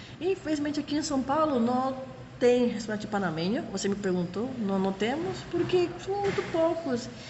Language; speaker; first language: Portuguese; non-native, fluent; Spanish